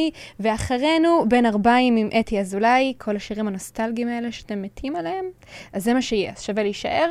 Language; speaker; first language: Hebrew; native; Hebrew